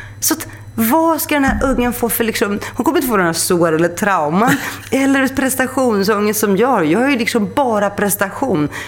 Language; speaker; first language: Swedish; early bilingual, other home language; Greek